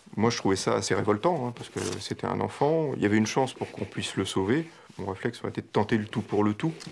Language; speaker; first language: French; native; French